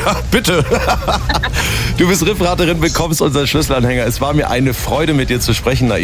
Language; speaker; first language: German; native; German